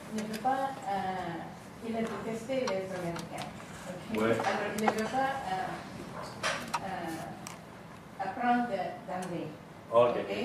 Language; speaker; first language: French; non-native, fluent; Filipino